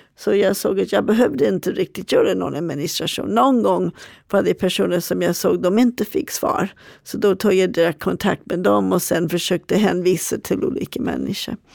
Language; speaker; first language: Swedish; non-native, fluent; English